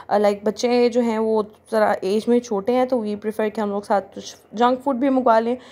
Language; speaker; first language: Urdu; native; Urdu